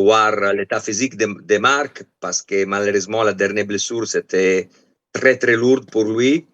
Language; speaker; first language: French; non-native, fluent; Italian